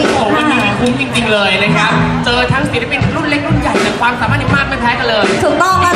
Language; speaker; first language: Thai; native; Thai